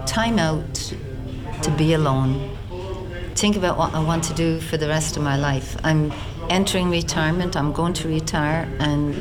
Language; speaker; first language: English; native; English